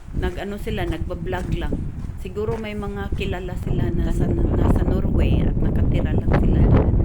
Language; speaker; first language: Filipino; non-native, local second language; Cebuano